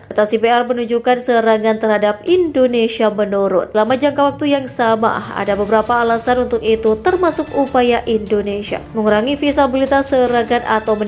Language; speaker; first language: Indonesian; native; Indonesian